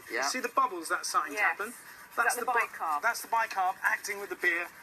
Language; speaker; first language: English; native; English